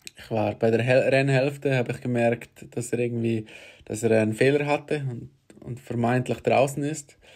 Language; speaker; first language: German; native; German